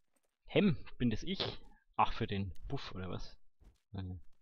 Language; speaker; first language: German; native; German